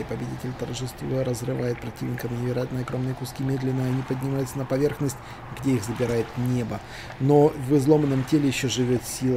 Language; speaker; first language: Russian; native; Russian